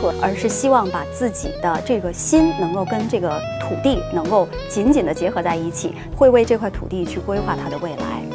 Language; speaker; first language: Chinese; native; Chinese